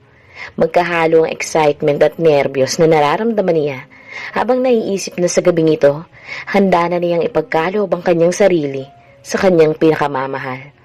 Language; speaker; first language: Filipino; native; Filipino